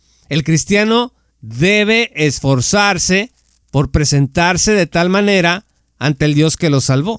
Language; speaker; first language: Spanish; native; Spanish